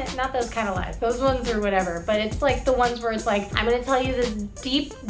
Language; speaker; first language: English; native; English